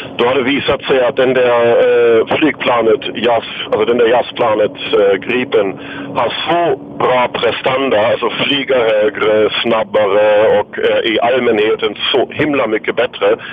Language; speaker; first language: Swedish; native; Swedish